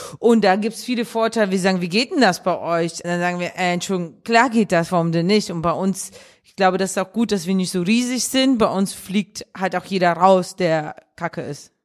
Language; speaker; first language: German; early bilingual, other home language; Russian